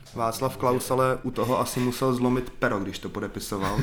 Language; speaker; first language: Czech; native; Czech